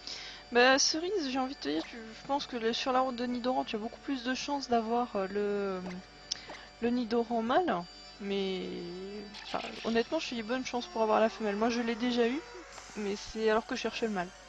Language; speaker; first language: French; native; French